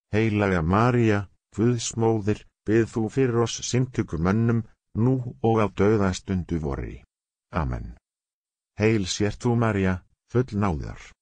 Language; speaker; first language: Icelandic; non-native, learner; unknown